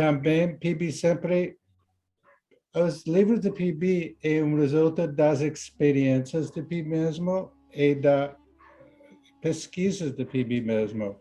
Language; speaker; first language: Portuguese; non-native, learner; English